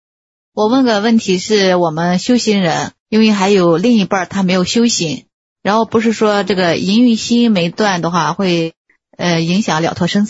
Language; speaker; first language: Chinese; native; Chinese